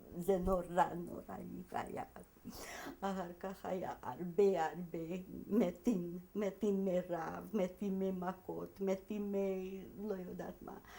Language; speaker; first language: Hebrew; non-native, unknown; Hungarian